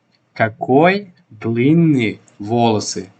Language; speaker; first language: Russian; non-native, local second language; Tajik